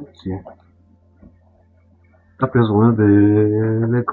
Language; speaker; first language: French; non-native, local second language; Malagasy